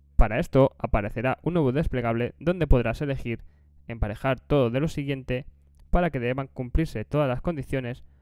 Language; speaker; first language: Spanish; native; Spanish